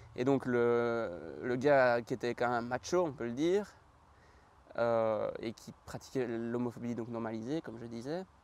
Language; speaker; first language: French; native; French